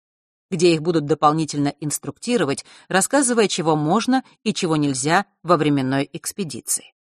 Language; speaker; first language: Russian; native; Russian